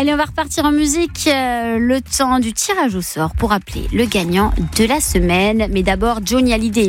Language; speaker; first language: French; native; French